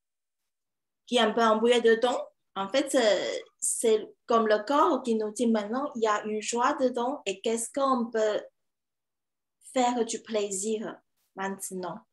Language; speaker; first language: French; non-native, fluent; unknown